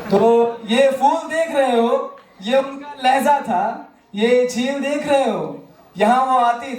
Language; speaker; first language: Hindi; native; Hindi